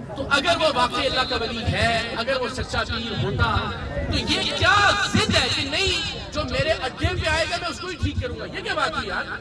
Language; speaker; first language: Urdu; native; Urdu